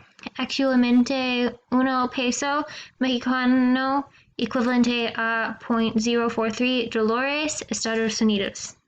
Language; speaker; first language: Spanish; non-native, learner; English